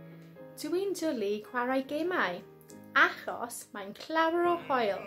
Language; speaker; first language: Welsh; non-native, local second language; English